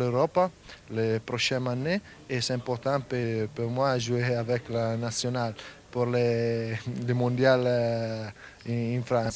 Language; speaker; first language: French; non-native, learner; Italian